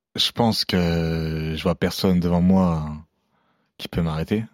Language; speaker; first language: French; non-native, local second language; Arabic